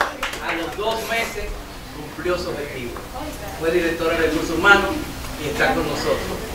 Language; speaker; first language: Spanish; native; Spanish